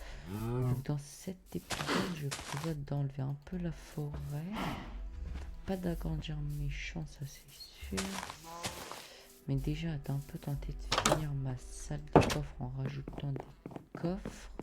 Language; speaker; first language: French; native; French